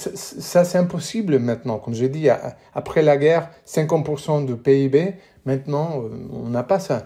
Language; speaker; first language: French; non-native, fluent; English